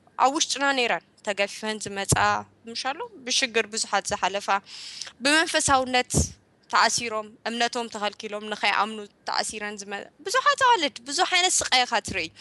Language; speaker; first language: Tigrinya; early bilingual, heritage; Tigrinya